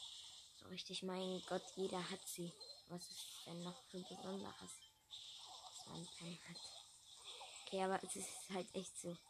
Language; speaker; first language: German; native; German